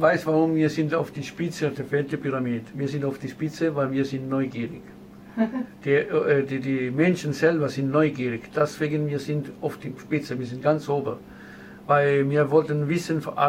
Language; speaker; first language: German; non-native, fluent; Italian